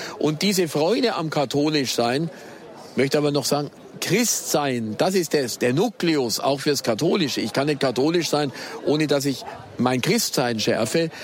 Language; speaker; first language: German; native; German